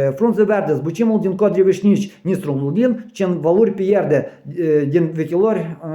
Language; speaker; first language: Romanian; non-native, learner; Ukrainian